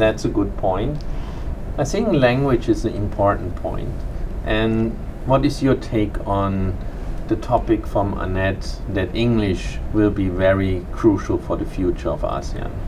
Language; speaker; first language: English; non-native, fluent; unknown